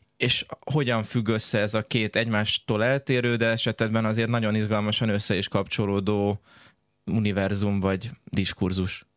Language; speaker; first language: Hungarian; native; Hungarian